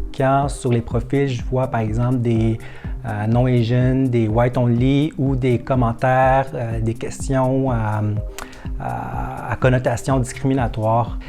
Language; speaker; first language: French; early bilingual, other home language; Vietnamese